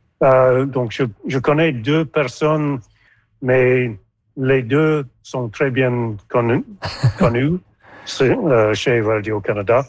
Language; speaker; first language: French; non-native, local second language; English